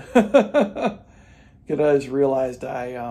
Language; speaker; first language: English; native; English